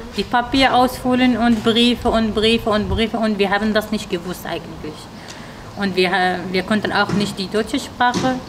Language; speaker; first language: German; non-native, learner; Arabic